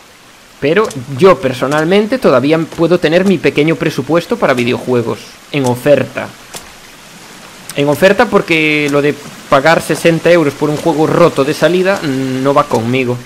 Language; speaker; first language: Spanish; native; Spanish